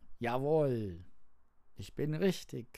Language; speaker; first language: German; non-native, learner; English